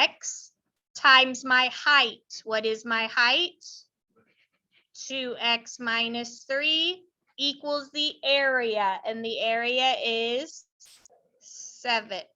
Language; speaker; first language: English; native; English